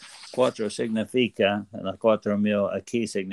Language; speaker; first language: Spanish; non-native, learner; English